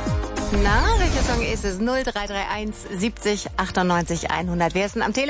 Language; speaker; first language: German; native; German